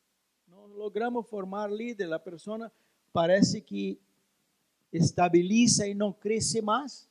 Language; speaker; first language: Spanish; non-native, learner; Portuguese